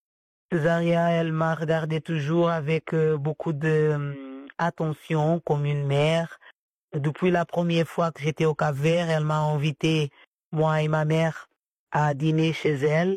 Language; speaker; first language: French; non-native, fluent; Portuguese